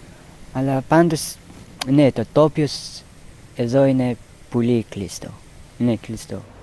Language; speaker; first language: Greek; non-native, learner; Persian